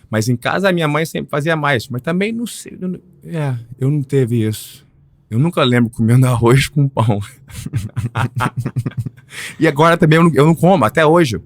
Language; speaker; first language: Portuguese; early bilingual, heritage; Portuguese